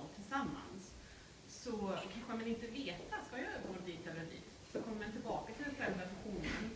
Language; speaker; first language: Swedish; non-native, fluent; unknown